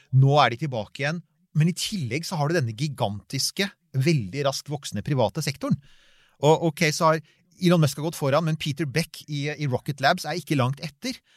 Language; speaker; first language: Norwegian; native; Norwegian